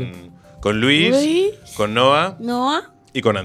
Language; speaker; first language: Spanish; native; Spanish